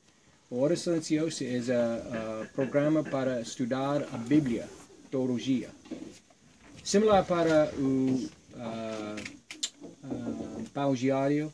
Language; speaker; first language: Portuguese; non-native, learner; English